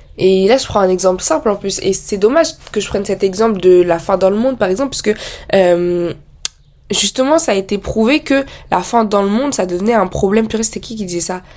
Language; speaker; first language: French; native; French